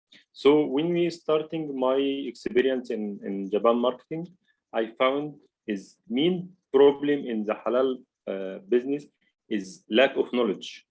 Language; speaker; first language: English; non-native, learner; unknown